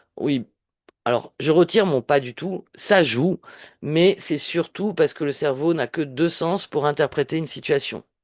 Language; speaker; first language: French; native; French